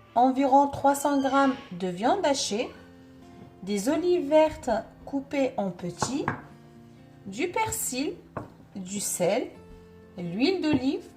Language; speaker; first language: French; non-native, local second language; Arabic